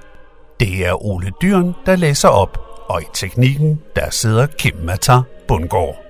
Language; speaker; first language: Danish; native; Danish